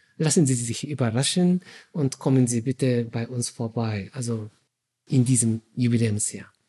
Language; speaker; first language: German; non-native, fluent; Japanese